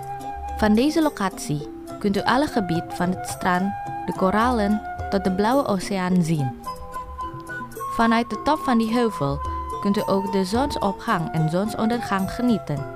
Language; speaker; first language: Dutch; non-native, fluent; Indonesian